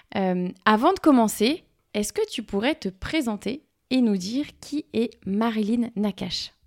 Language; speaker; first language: French; native; French